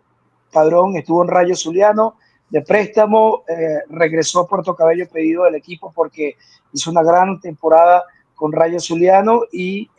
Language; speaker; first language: Spanish; native; Spanish